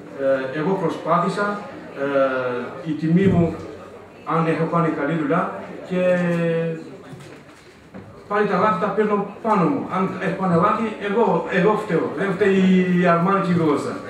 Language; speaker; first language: Greek; non-native, fluent; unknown